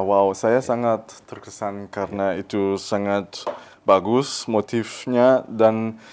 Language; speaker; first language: Indonesian; early bilingual, heritage; German